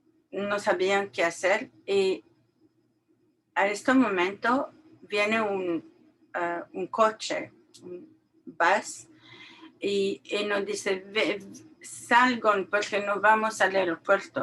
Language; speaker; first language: Spanish; non-native, learner; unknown